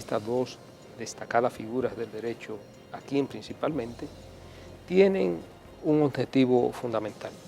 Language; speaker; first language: Spanish; native; Spanish